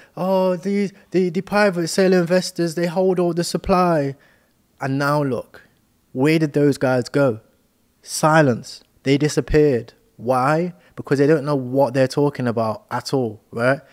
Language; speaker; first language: English; native; English